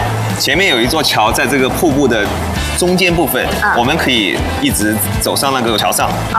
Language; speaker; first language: Chinese; native; Chinese